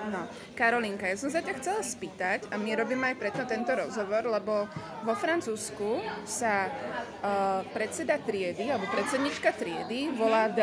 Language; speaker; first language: Slovak; native; Slovak